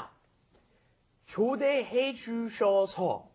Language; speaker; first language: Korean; non-native, fluent; English